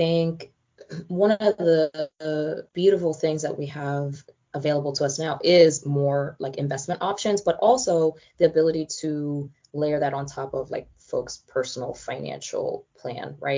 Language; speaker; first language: English; native; English